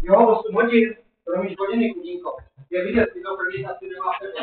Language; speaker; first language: Czech; native; Czech